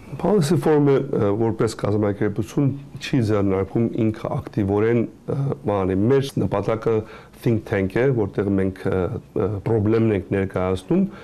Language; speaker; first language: Armenian; early bilingual, heritage; Armenian